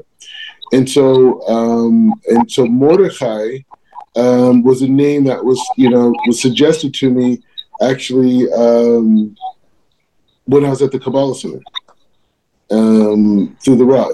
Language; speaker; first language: English; native; English